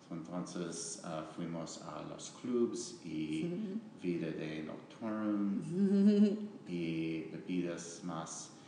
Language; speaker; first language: Spanish; non-native, learner; English